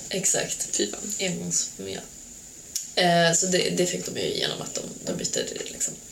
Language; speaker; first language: Swedish; early bilingual, other home language; Hungarian